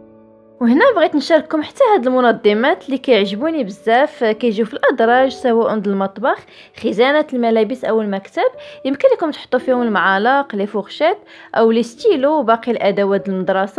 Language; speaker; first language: Arabic; native; Arabic